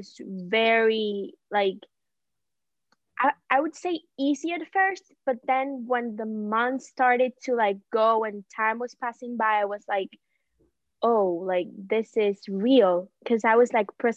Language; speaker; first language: English; non-native, fluent; Spanish